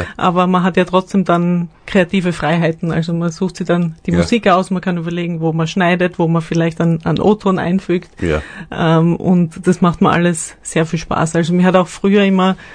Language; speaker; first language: German; native; German